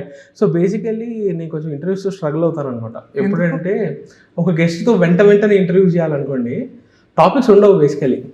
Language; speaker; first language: Telugu; native; Telugu